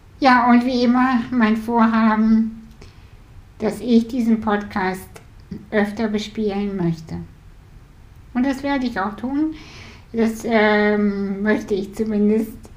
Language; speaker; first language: German; early bilingual, other home language; Russian